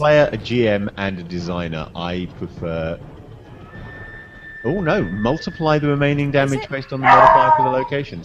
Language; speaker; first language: English; native; English